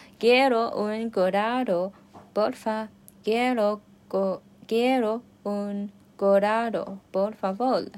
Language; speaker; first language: Spanish; non-native, learner; Chinese